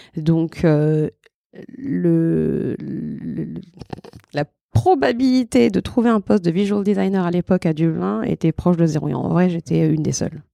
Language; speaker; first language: French; early bilingual, other home language; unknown